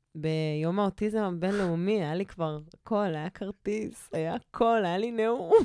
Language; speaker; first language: Hebrew; native; Hebrew